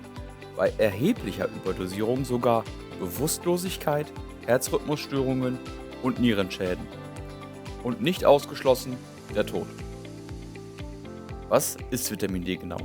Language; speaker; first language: German; native; German